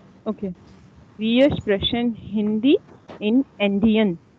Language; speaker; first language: German; non-native, learner; Hindi